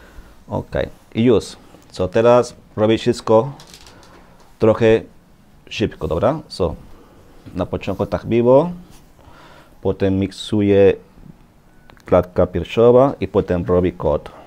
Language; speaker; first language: Polish; non-native, learner; Spanish